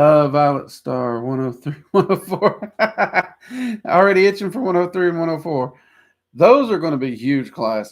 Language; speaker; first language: English; native; English